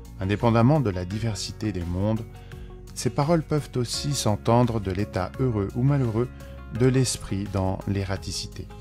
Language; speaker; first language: French; native; French